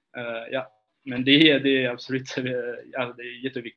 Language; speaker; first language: Swedish; non-native, fluent; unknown